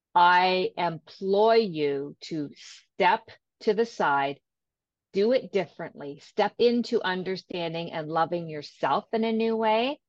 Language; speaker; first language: English; native; English